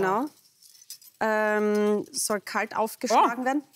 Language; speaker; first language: German; native; German